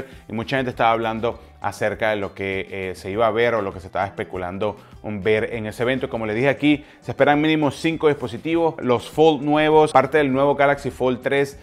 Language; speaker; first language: Spanish; native; Spanish